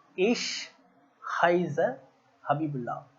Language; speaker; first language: German; non-native, learner; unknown